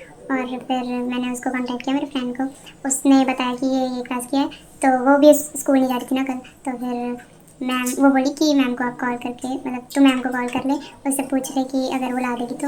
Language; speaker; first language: Hindi; native; Hindi